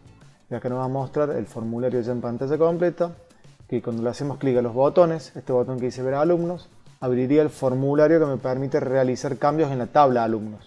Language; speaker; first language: Spanish; native; Spanish